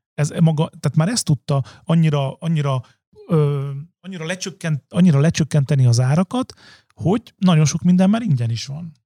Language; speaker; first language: Hungarian; native; Hungarian